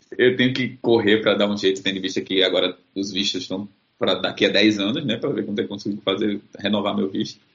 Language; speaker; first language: Portuguese; native; Portuguese